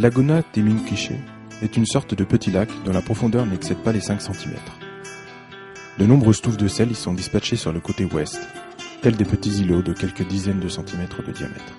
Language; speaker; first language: French; native; French